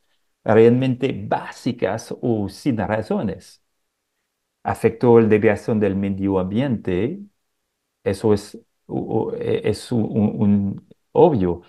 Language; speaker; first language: Spanish; non-native, fluent; French